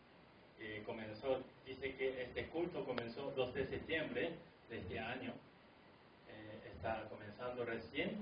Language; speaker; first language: Spanish; non-native, fluent; Korean